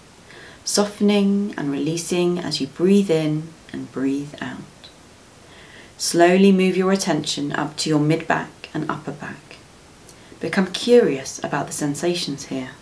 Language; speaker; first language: English; native; English